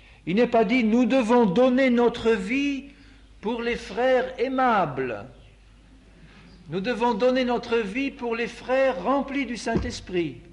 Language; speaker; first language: French; native; French